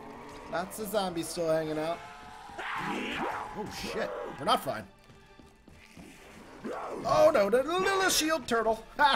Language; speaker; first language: English; native; English